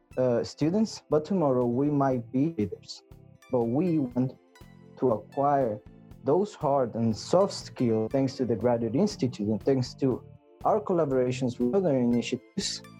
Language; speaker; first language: English; non-native, fluent; Spanish